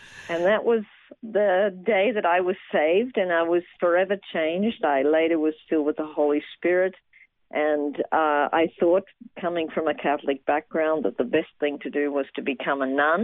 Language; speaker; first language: English; native; English